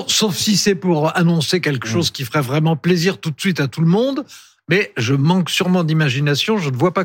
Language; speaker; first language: French; native; French